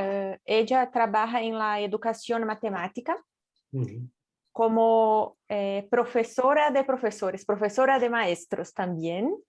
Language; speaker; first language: Spanish; non-native, fluent; Portuguese